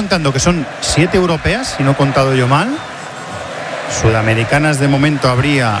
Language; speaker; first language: Spanish; native; Spanish